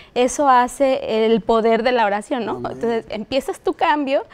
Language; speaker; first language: Spanish; native; Spanish